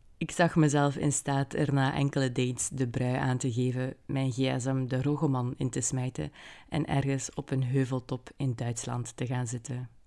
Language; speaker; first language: Dutch; native; Dutch